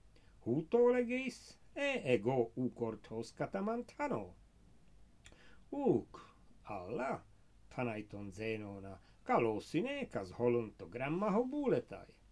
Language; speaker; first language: Greek; non-native, fluent; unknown